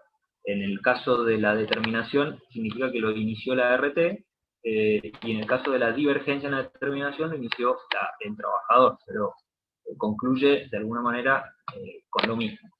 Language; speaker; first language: Spanish; native; Spanish